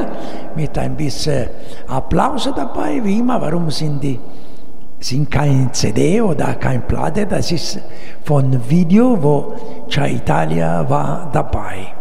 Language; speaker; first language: German; non-native, fluent; Italian